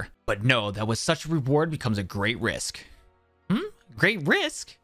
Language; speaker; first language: English; native; English